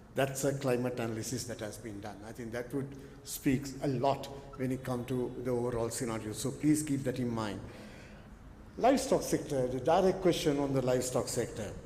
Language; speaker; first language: English; non-native, local second language; Sinhala